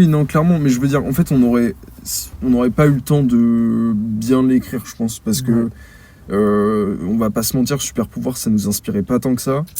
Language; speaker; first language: French; native; French